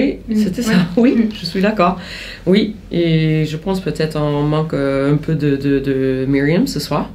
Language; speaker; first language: French; non-native, fluent; English